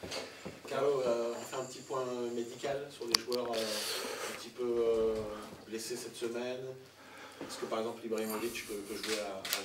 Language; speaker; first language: French; native; French